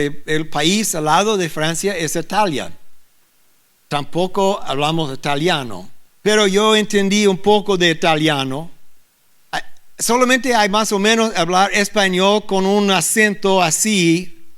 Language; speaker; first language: Spanish; non-native, learner; English